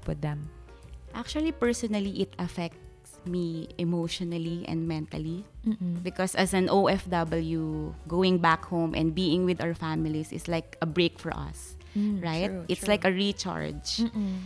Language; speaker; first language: English; non-native, local second language; Filipino